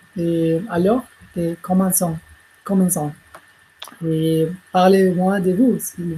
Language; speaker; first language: French; non-native, learner; Spanish